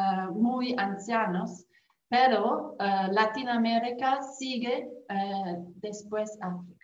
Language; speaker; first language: Spanish; non-native, fluent; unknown